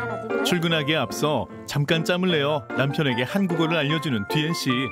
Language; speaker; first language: Korean; native; Korean